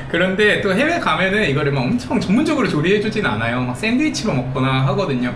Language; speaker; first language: Korean; native; Korean